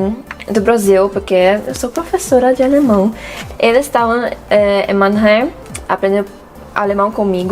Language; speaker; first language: Portuguese; non-native, fluent; German